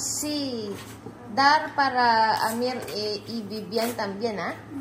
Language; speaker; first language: Spanish; non-native, learner; Filipino